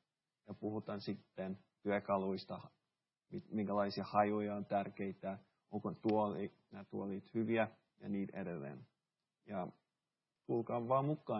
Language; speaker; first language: Finnish; early bilingual, heritage; Finnish